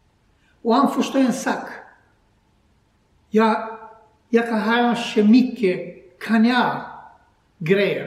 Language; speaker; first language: Swedish; non-native, learner; Croatian